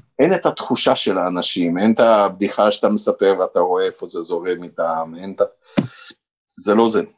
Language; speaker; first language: Hebrew; early bilingual, other home language; Romanian